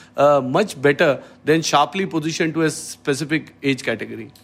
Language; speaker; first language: English; non-native, local second language; Malayalam